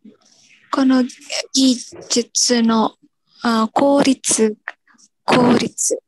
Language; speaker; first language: Japanese; non-native, learner; Indonesian